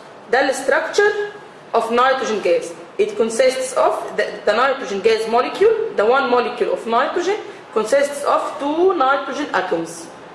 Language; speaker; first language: English; non-native, fluent; Arabic